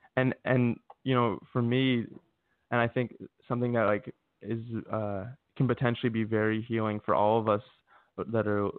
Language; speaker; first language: English; native; English